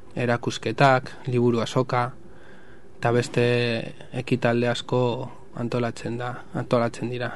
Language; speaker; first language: Basque; non-native, local second language; Spanish